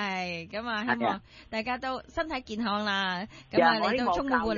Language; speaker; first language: Cantonese; native; Cantonese